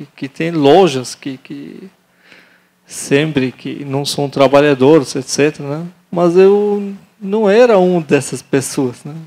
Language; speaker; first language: Portuguese; non-native, learner; Arabic